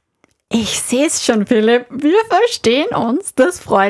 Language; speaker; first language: German; native; German